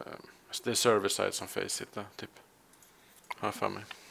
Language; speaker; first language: Swedish; native; Swedish